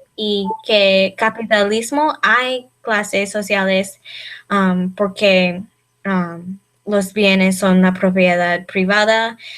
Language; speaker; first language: Spanish; non-native, learner; English